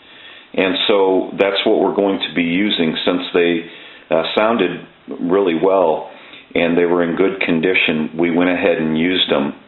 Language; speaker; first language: English; native; English